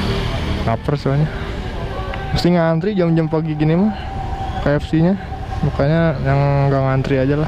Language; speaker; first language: Indonesian; native; Indonesian